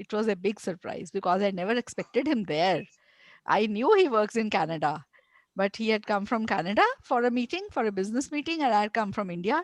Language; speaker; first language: English; non-native, local second language; Hindi